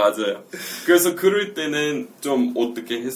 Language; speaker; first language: Korean; non-native, fluent; English